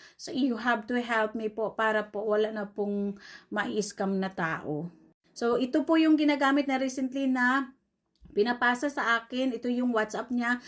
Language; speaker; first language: Filipino; non-native, local second language; Cebuano